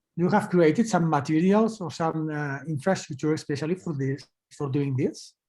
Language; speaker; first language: English; non-native, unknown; Catalan